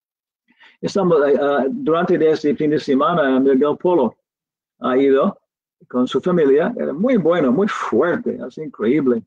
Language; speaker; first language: Spanish; non-native, learner; English